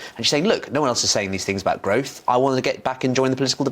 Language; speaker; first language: English; native; English